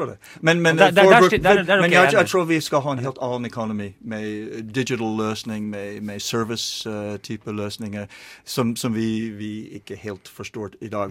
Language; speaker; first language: Norwegian; non-native, learner; English